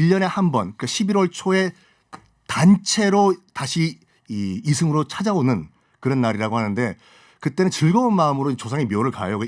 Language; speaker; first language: Korean; native; Korean